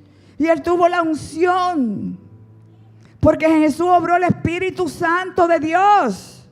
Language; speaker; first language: Spanish; native; Spanish